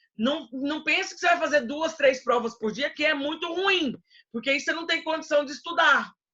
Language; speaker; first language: Portuguese; native; Portuguese